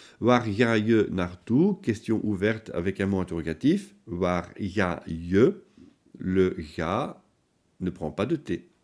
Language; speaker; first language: French; native; French